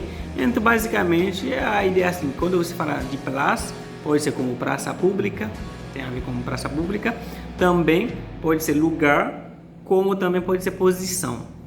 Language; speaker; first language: Portuguese; non-native, fluent; Haitian Creole